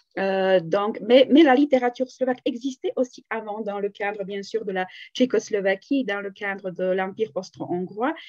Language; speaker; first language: French; non-native, fluent; Slovak